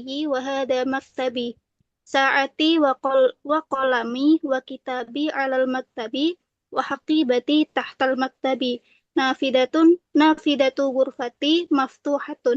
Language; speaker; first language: Arabic; non-native, learner; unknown